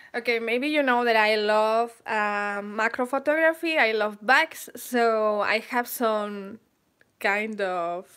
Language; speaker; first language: English; non-native, fluent; Spanish